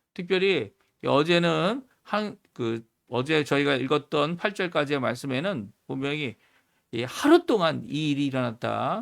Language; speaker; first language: Korean; native; Korean